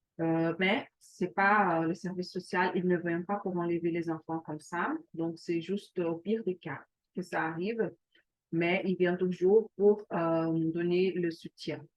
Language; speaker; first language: French; non-native, fluent; Portuguese